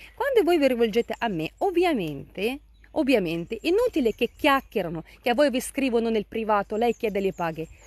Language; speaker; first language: Italian; non-native, fluent; Russian